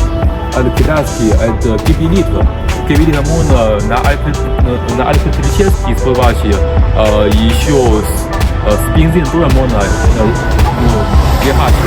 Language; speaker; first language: Russian; non-native, learner; Chinese